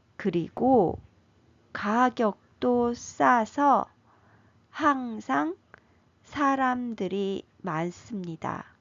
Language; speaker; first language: Korean; native; Korean